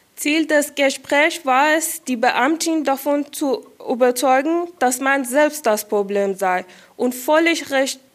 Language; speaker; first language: German; non-native, fluent; Persian